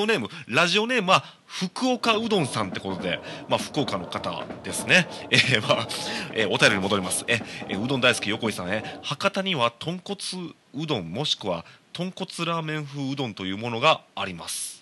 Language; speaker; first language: Japanese; native; Japanese